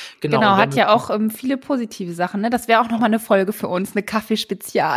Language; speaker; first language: German; native; German